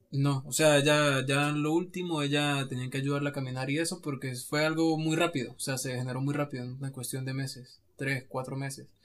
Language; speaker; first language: Spanish; native; Spanish